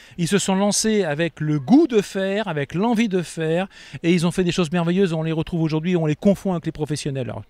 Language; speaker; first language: French; native; French